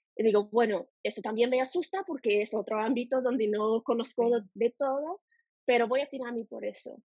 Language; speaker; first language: Spanish; non-native, fluent; English